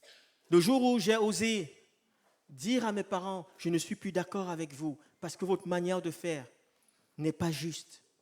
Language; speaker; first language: French; native; French